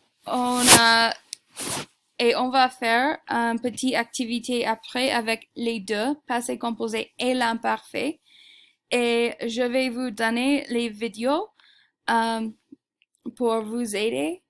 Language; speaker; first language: French; non-native, fluent; English